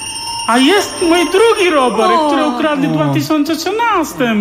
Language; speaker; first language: Polish; non-native, learner; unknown